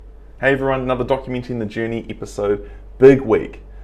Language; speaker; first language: English; native; English